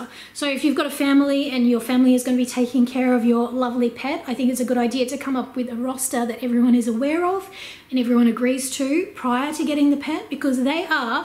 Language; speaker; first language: English; native; English